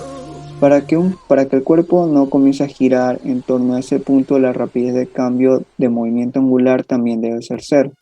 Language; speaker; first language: Spanish; native; Spanish